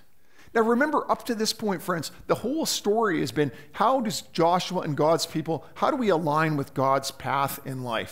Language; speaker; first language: English; native; English